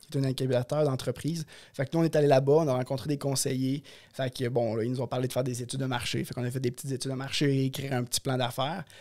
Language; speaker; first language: French; native; French